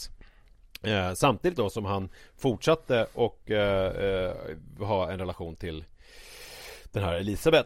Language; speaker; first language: Swedish; native; Swedish